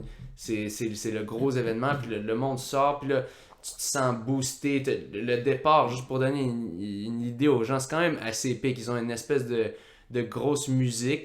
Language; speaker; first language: French; native; French